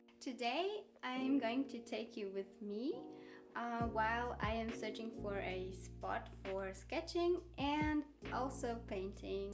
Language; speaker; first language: English; non-native, fluent; German